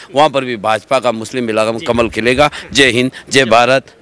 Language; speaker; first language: Hindi; native; Hindi